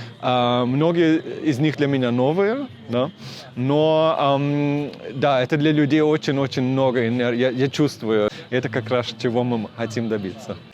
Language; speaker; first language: Russian; non-native, fluent; German